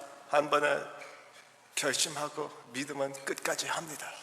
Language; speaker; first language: Korean; early bilingual, heritage; English